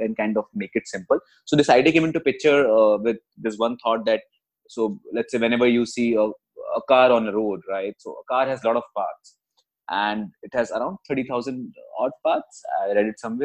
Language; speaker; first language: English; non-native, local second language; Hindi